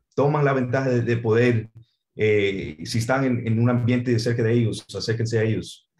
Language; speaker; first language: Spanish; early bilingual, heritage; Spanish